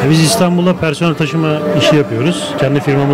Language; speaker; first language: Turkish; native; Turkish